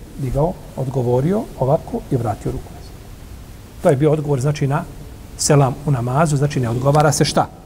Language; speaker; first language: Bosnian; native; Bosnian